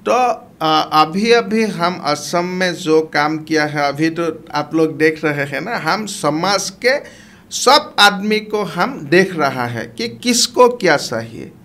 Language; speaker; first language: Hindi; non-native, local second language; Assamese